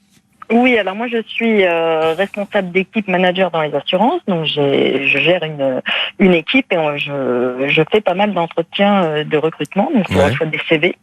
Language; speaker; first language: French; native; French